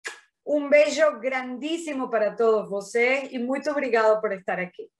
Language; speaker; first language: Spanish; non-native, fluent; Portuguese